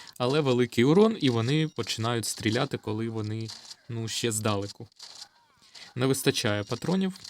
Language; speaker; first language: Ukrainian; non-native, local second language; Russian